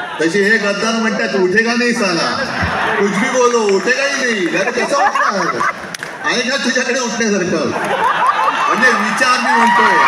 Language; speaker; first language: Marathi; native; Marathi